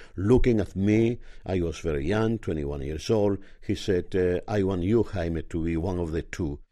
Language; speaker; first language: English; non-native, fluent; Spanish